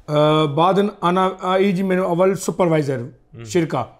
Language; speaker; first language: Arabic; non-native, learner; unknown